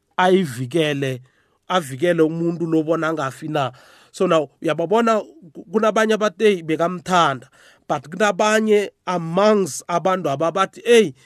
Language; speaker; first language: Zulu; non-native, local second language; South Ndebele